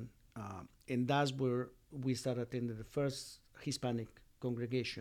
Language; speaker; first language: English; non-native, fluent; Spanish